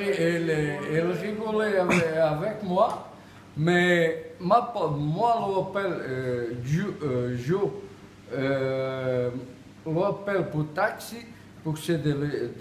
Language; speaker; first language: French; non-native, learner; Portuguese